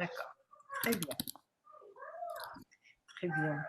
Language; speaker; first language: French; non-native, fluent; Spanish